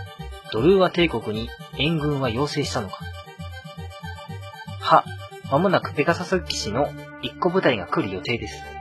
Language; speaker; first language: Japanese; native; Japanese